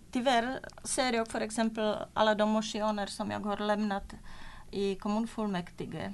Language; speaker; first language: Swedish; non-native, fluent; Czech